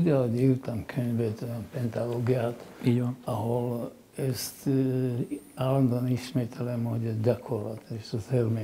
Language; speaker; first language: Hungarian; non-native, fluent; Slovak